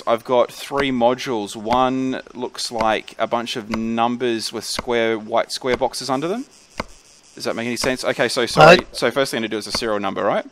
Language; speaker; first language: English; native; English